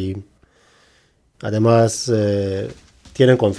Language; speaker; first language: Spanish; non-native, learner; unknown